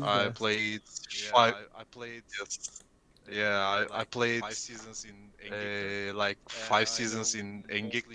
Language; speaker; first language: English; non-native, learner; Turkish